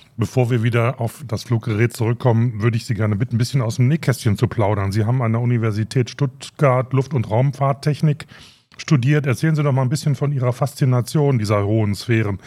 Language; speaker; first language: German; native; German